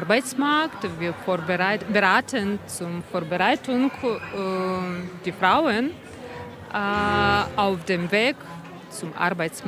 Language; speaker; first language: German; non-native, learner; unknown